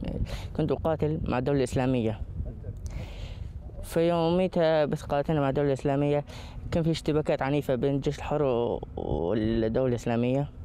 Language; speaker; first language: Arabic; native; Arabic